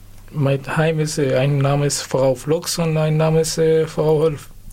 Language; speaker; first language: German; non-native, learner; Persian